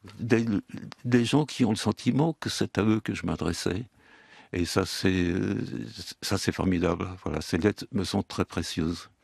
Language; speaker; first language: French; early bilingual, other home language; Yiddish